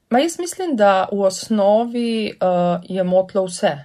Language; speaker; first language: Slovenian; native; Slovenian